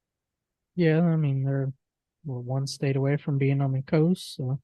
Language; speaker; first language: English; native; English